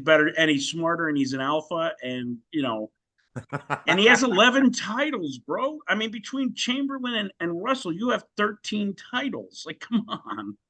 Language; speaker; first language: English; native; English